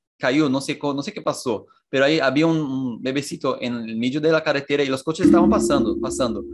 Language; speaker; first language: Spanish; non-native, fluent; Portuguese